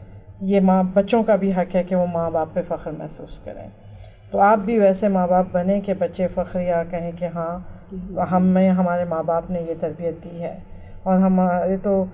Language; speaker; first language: Urdu; native; Urdu